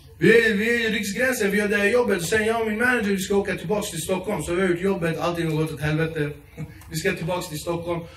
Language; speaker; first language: Swedish; early bilingual, other home language; Kurdish